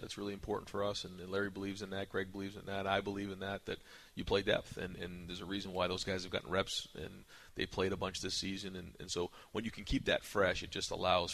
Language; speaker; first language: English; native; English